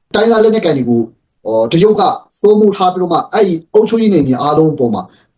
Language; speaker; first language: Burmese; non-native, local second language; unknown